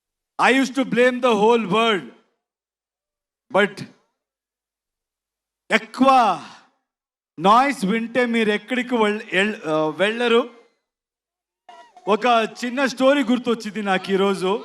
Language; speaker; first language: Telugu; non-native, learner; Kannada